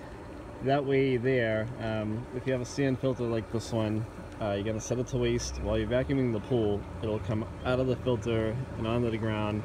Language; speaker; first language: English; native; English